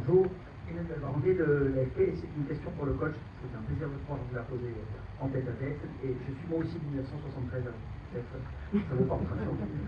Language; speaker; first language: French; native; French